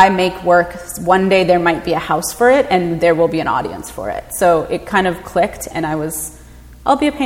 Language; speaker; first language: English; native; English